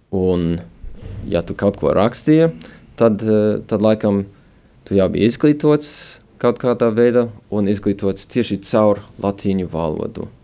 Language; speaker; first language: Latvian; early bilingual, heritage; Latvian